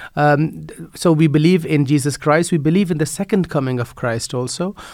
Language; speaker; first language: English; non-native, fluent; Dutch